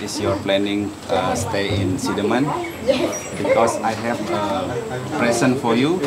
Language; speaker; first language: English; non-native, learner; Balinese